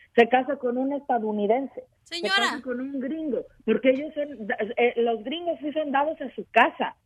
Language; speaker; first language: Spanish; native; Spanish